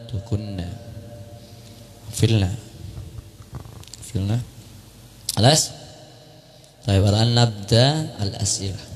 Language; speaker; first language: Arabic; non-native, fluent; Indonesian